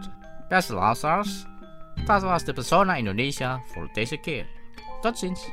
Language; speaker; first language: Dutch; non-native, fluent; Indonesian